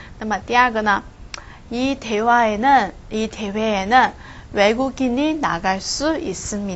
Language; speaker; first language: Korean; non-native, fluent; Chinese